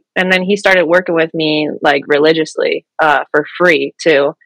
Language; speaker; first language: English; early bilingual, other home language; French